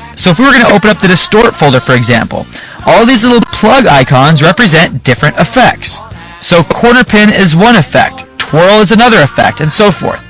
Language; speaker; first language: English; native; English